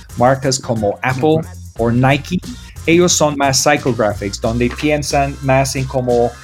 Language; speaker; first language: Spanish; non-native, fluent; English